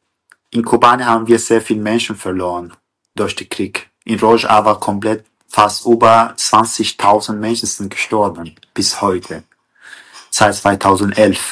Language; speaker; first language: German; non-native, fluent; Kurdish